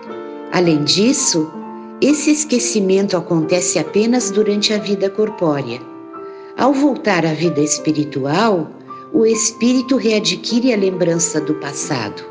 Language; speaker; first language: Portuguese; native; Portuguese